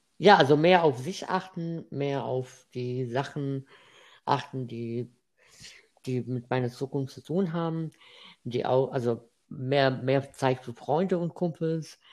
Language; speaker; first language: German; non-native, fluent; Arabic